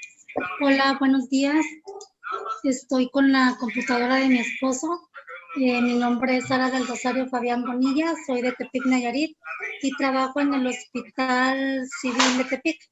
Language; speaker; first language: Spanish; native; Spanish